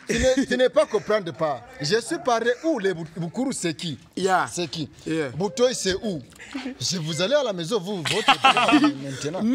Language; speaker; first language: French; non-native, local second language; Rundi